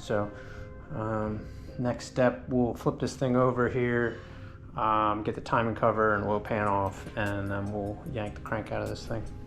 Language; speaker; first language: English; native; English